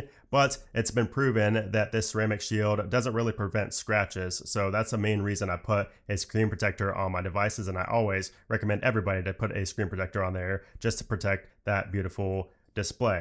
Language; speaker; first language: English; native; English